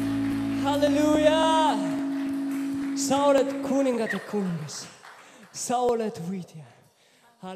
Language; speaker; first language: Estonian; non-native, local second language; Russian